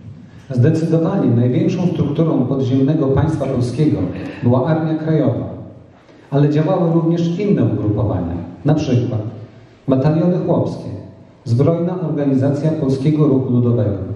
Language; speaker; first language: Polish; native; Polish